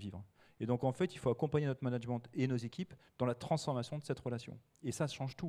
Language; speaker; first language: French; native; French